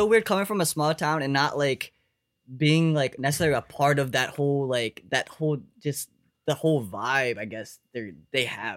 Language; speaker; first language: English; native; English